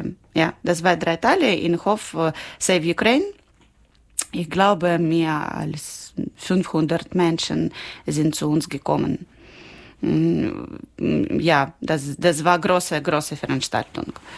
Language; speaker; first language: German; non-native, learner; Ukrainian